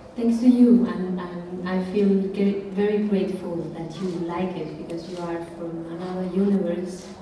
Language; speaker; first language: English; non-native, fluent; Spanish